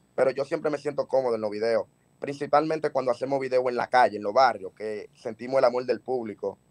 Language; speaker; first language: Spanish; native; Spanish